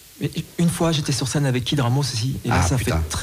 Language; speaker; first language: French; native; French